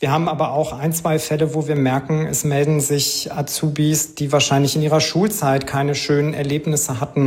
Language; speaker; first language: German; native; German